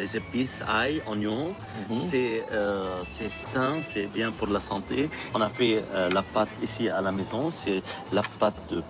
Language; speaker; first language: French; non-native, local second language; Arabic